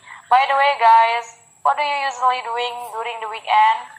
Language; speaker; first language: English; non-native, learner; Indonesian